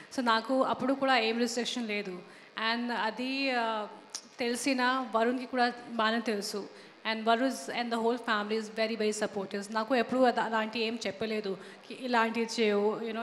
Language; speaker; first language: Telugu; non-native, fluent; Hindi